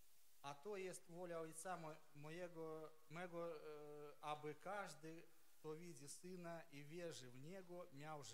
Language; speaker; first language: Polish; non-native, learner; Ukrainian